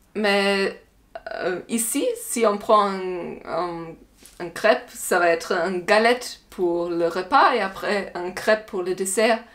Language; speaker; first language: French; non-native, learner; German